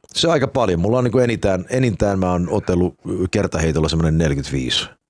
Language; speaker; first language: Finnish; early bilingual, heritage; Finnish